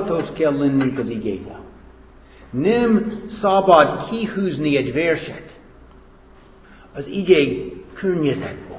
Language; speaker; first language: Hungarian; non-native, fluent; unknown